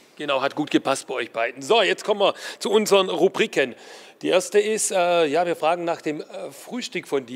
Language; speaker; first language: German; native; German